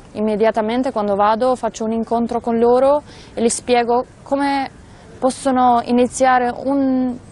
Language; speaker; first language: Italian; non-native, fluent; Albanian